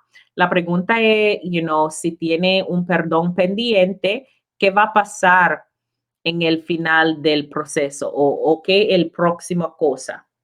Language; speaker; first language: Spanish; non-native, learner; English